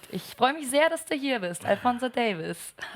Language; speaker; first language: German; native; German